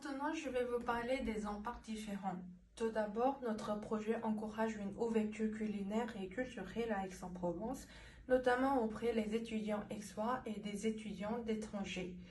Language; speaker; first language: French; non-native, learner; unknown